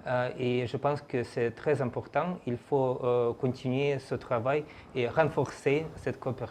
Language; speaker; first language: French; non-native, fluent; Russian